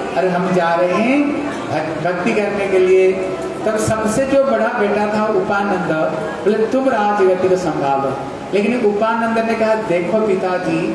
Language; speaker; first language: Hindi; native; Hindi